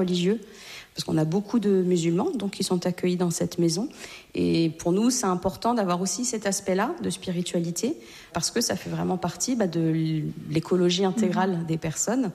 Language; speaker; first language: French; native; French